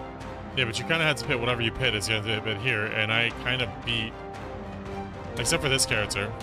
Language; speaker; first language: English; native; English